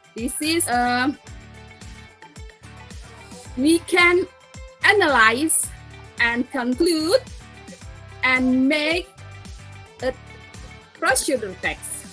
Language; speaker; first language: English; non-native, learner; Indonesian